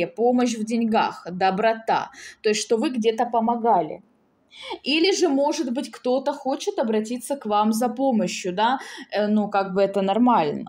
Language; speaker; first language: Russian; native; Russian